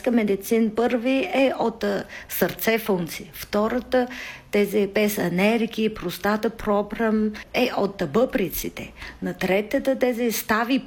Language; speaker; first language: Bulgarian; non-native, learner; Chinese